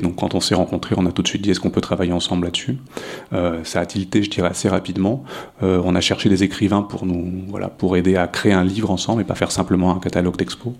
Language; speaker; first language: French; native; French